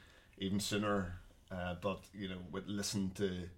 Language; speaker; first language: English; native; English